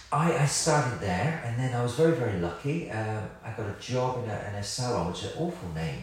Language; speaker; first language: English; native; English